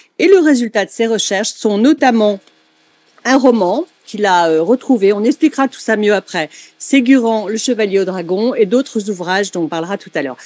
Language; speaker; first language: French; native; French